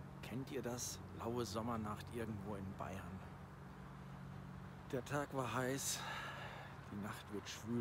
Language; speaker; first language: German; native; German